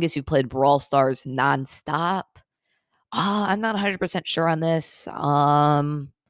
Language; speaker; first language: English; native; English